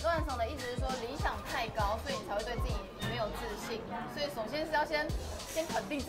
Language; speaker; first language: Chinese; native; Chinese